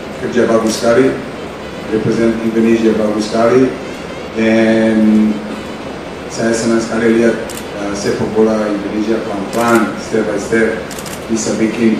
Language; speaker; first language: Indonesian; non-native, fluent; Serbian